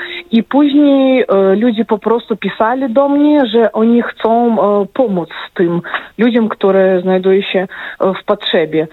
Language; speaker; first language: Polish; non-native, fluent; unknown